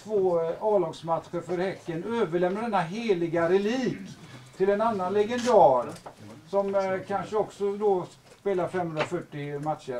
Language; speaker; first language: Swedish; native; Swedish